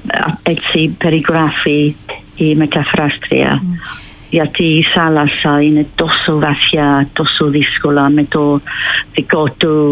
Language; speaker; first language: Greek; non-native, fluent; English